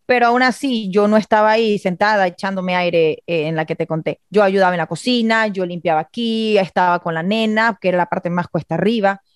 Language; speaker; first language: Spanish; native; Spanish